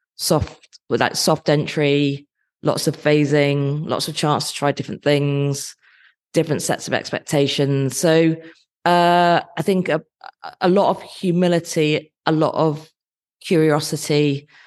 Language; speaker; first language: English; native; English